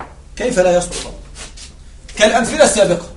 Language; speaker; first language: Arabic; native; Arabic